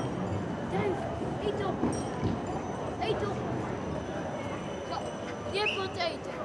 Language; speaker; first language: Dutch; early bilingual, other home language; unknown